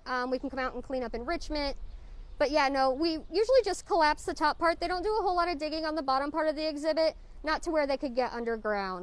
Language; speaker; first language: English; native; English